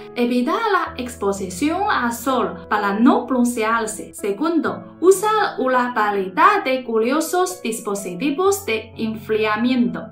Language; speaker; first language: Spanish; non-native, fluent; Chinese